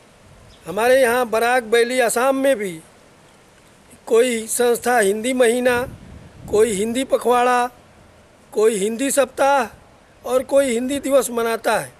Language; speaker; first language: Hindi; native; Hindi